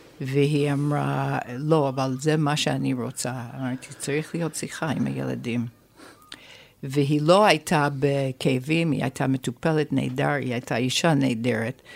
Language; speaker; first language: Hebrew; non-native, fluent; English